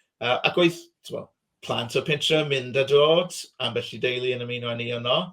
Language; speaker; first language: Welsh; non-native, fluent; English